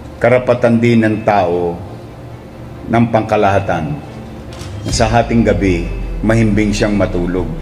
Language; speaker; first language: Filipino; native; Filipino